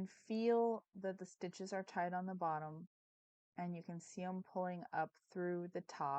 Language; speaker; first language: English; native; English